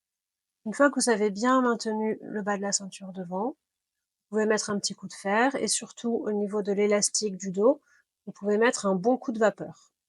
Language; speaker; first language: French; native; French